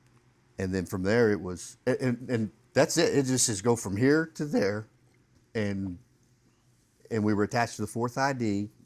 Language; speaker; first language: English; native; English